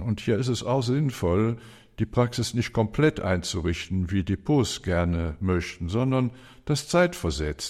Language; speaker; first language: German; native; German